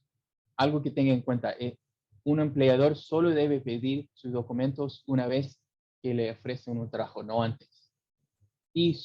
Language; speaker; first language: Spanish; early bilingual, heritage; English